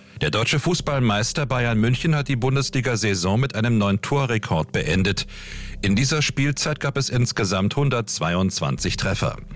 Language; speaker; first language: German; native; German